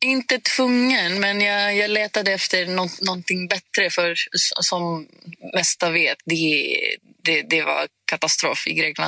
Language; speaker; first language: Swedish; non-native, fluent; Greek